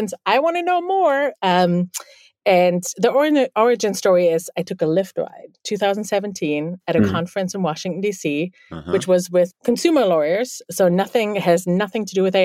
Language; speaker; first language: English; non-native, fluent; German